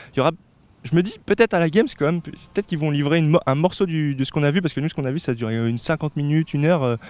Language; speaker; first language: French; native; French